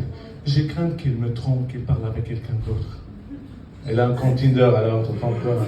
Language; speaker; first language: French; non-native, fluent; Arabic